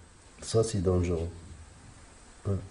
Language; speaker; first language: French; non-native, learner; Arabic